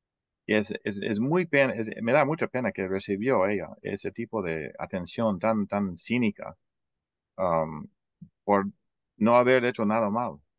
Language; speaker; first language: Spanish; non-native, fluent; English